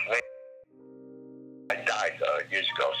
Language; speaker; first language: English; native; English